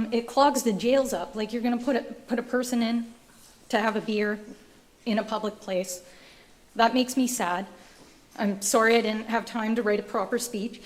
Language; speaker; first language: English; native; English